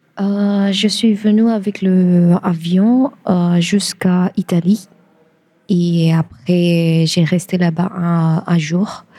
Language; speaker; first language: French; non-native, learner; Bangla